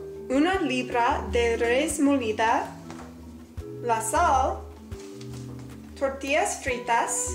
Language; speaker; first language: Spanish; non-native, learner; English